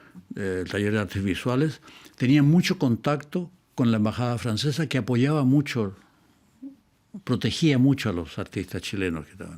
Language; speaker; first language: Spanish; native; Spanish